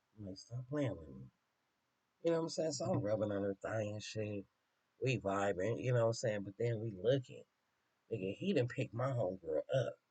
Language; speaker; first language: English; native; English